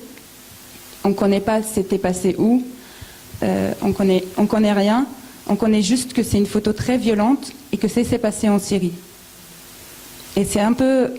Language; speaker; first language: French; non-native, fluent; Arabic